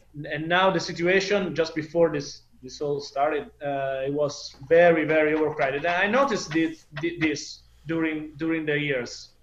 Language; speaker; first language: English; non-native, fluent; Italian